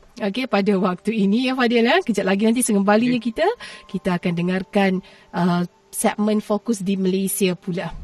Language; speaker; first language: Malay; native; Malay